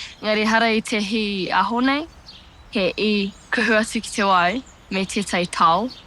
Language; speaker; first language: Māori; native; Māori